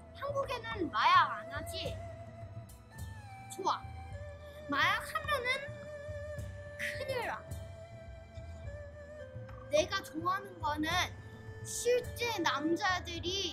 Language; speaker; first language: Korean; early bilingual, heritage; Korean